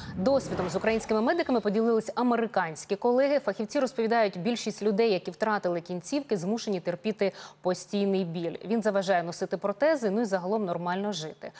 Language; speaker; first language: Ukrainian; native; Ukrainian